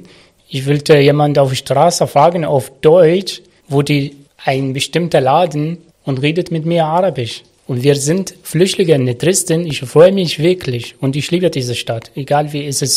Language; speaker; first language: German; non-native, learner; Arabic